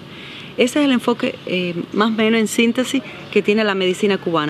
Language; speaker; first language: Spanish; native; Spanish